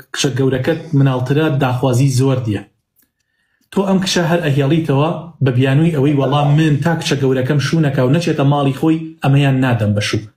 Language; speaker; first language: Central Kurdish; native; Central Kurdish